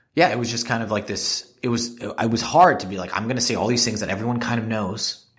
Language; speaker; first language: English; native; English